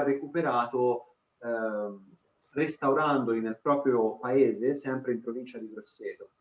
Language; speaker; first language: Italian; native; Italian